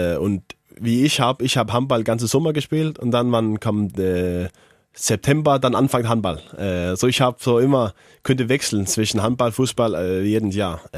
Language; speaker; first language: German; non-native, learner; Faroese